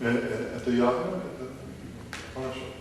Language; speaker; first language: Russian; non-native, learner; English